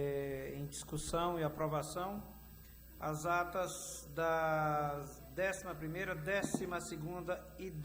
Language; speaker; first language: Portuguese; native; Portuguese